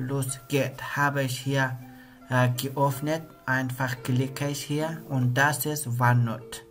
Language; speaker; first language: German; non-native, learner; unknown